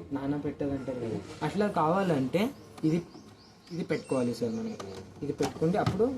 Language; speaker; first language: Telugu; non-native, local second language; Kannada